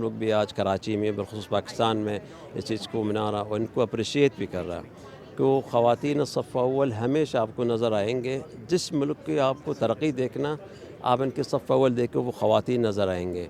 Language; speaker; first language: Hindi; non-native, fluent; Arabic